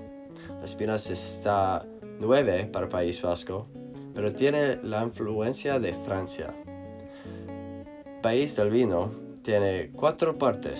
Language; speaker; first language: Spanish; non-native, learner; English